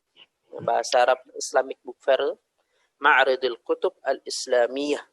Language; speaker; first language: Arabic; non-native, fluent; Indonesian